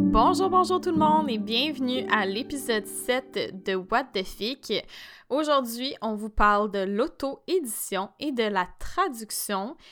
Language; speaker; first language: French; native; French